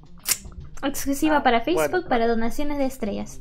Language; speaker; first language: Spanish; early bilingual, heritage; English